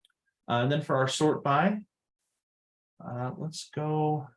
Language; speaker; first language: English; native; English